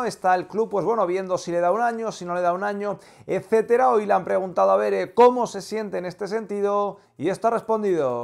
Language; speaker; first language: Spanish; native; Spanish